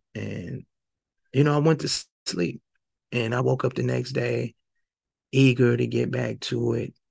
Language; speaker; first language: English; native; English